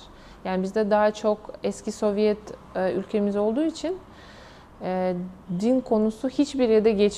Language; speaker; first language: Turkish; non-native, fluent; Russian